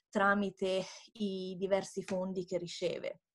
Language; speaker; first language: Italian; native; Italian